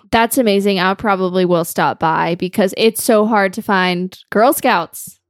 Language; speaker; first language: English; native; English